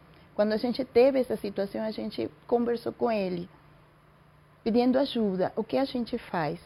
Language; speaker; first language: Portuguese; non-native, fluent; Spanish